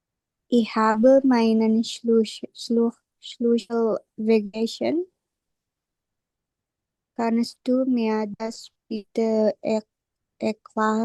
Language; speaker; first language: German; non-native, learner; Indonesian